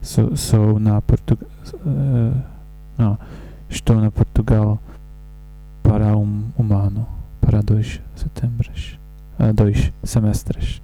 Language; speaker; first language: Portuguese; non-native, learner; Czech